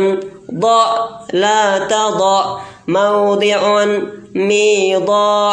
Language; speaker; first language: Arabic; non-native, fluent; Indonesian